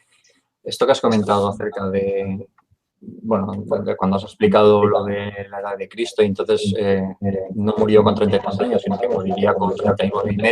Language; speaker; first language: Spanish; native; Spanish